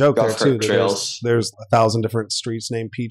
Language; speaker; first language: English; native; English